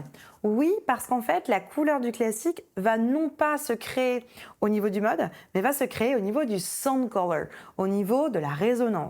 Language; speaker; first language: French; native; French